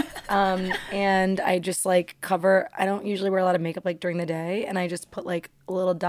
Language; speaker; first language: English; native; English